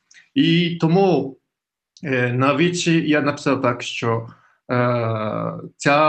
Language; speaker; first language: Ukrainian; non-native, fluent; Japanese